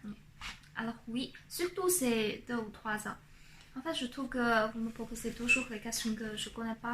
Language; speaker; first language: French; non-native, fluent; Chinese